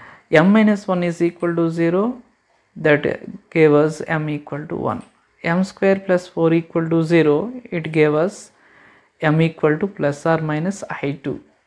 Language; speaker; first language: English; non-native, local second language; Telugu